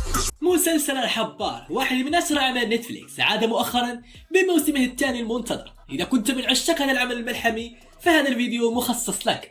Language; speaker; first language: Arabic; native; Arabic